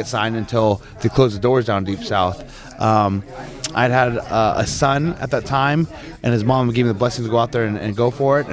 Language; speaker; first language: English; native; English